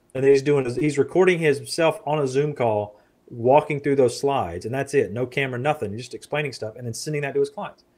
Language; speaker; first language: English; native; English